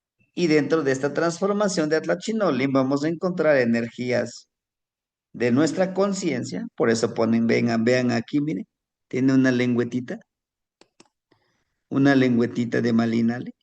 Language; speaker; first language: Spanish; native; Spanish